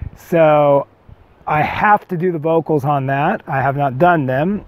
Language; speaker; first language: English; native; English